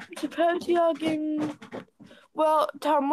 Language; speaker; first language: Irish; non-native, learner; English